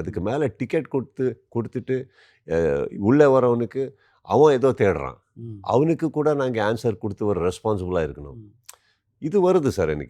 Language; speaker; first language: Tamil; non-native, learner; Kannada